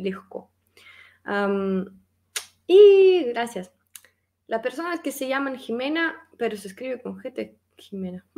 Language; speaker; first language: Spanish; non-native, fluent; Russian